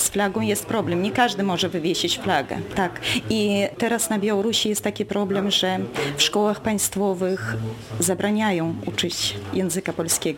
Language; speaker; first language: Polish; non-native, local second language; Russian